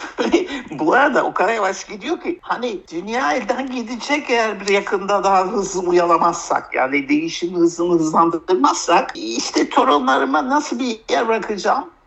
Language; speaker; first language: Turkish; early bilingual, heritage; Turkish